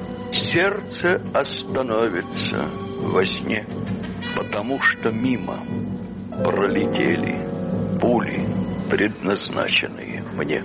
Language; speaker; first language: Russian; native; Russian